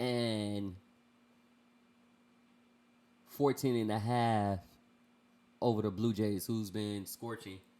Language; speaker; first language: English; native; English